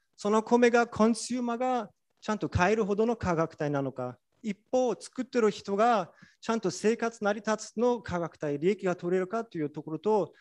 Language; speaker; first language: Japanese; non-native, fluent; German